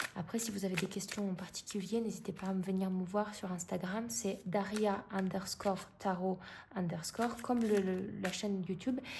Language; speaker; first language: French; non-native, fluent; Russian